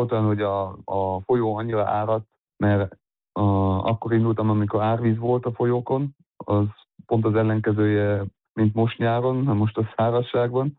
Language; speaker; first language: Hungarian; early bilingual, heritage; Hungarian